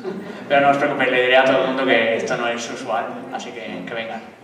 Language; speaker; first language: Spanish; native; Spanish